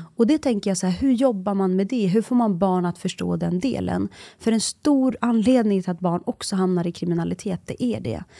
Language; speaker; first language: Swedish; early bilingual, other home language; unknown